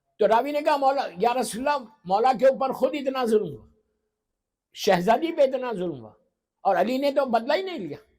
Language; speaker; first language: Urdu; native; Urdu